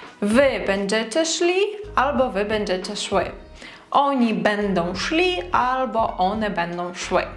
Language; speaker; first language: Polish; non-native, fluent; Ukrainian